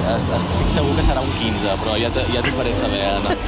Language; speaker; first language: Catalan; native; Catalan